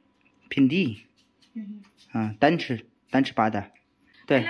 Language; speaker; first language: Chinese; native; Chinese